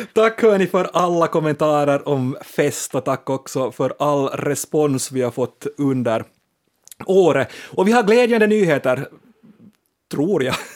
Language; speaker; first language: Swedish; native; Swedish